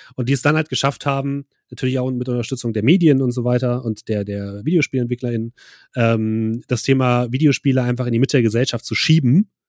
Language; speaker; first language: German; native; German